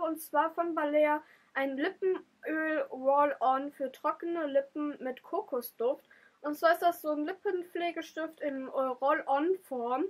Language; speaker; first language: German; native; German